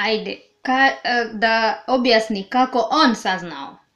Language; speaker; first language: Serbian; non-native, learner; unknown